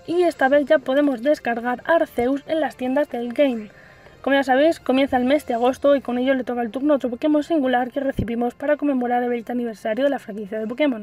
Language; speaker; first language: Spanish; native; Spanish